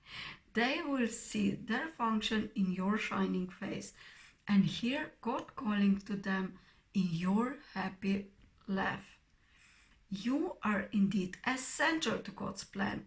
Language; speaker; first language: English; non-native, fluent; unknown